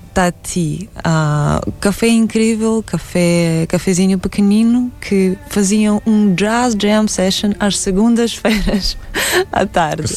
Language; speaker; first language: Portuguese; non-native, fluent; Russian